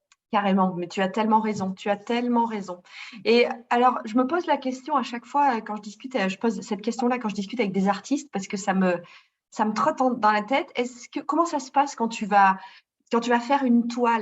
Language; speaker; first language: French; native; French